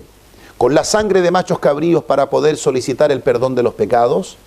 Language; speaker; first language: Spanish; native; Spanish